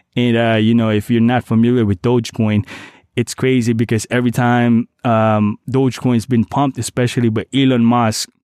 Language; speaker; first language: English; non-native, local second language; Cebuano